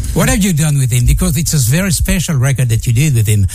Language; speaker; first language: English; non-native, fluent; French